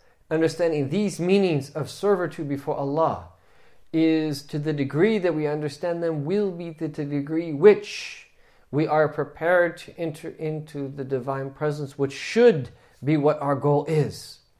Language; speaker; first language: English; native; English